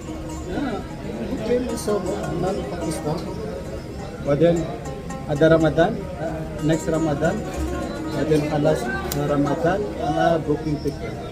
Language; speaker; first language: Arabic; non-native, learner; Indonesian